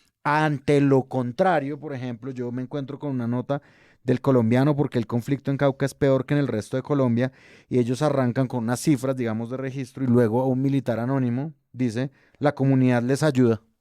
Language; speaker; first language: Spanish; native; Spanish